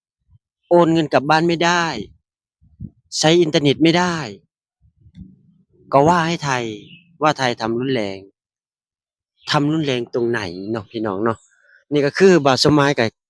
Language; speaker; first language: Thai; non-native, local second language; Northeastern Thai